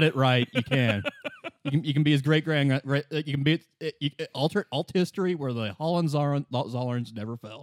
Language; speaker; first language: English; native; English